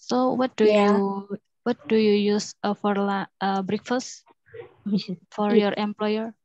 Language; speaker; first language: English; non-native, learner; Indonesian